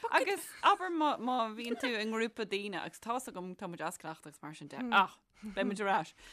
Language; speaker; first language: Irish; native; Irish